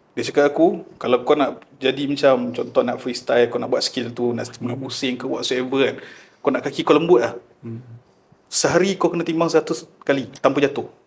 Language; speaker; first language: Malay; native; Malay